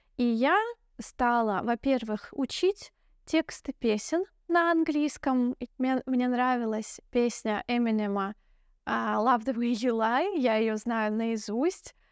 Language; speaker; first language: Russian; native; Russian